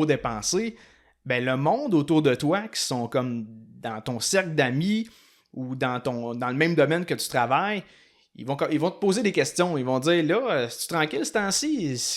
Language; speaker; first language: French; native; French